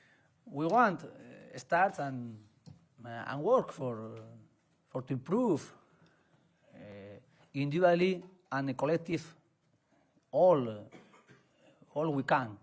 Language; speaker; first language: English; non-native, learner; Spanish